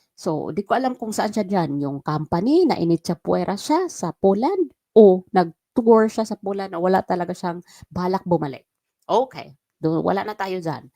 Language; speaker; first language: Filipino; non-native, local second language; Waray